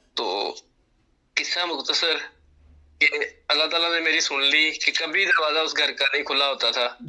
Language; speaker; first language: Urdu; non-native, local second language; Punjabi